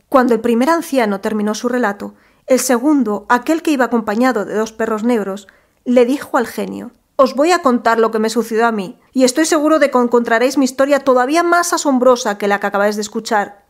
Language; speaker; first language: Spanish; native; Spanish